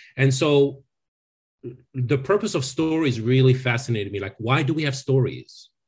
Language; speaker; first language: English; non-native, fluent; French